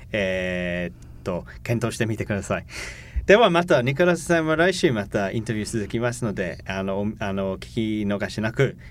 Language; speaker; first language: Japanese; non-native, fluent; English